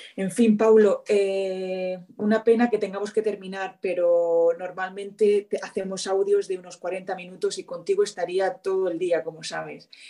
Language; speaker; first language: Spanish; native; Spanish